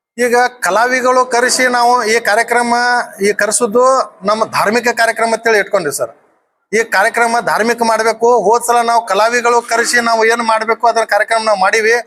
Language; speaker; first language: Kannada; non-native, local second language; Lambadi